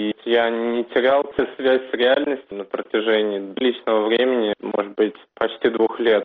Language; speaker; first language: Russian; native; Russian